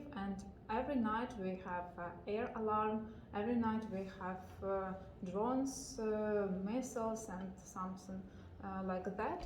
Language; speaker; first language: English; non-native, learner; Ukrainian